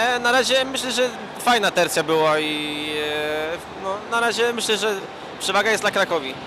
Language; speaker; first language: Polish; early bilingual, heritage; Polish